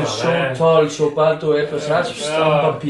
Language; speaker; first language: German; non-native, fluent; Dutch